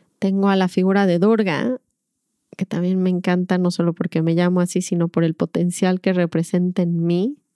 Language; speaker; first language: Spanish; native; Spanish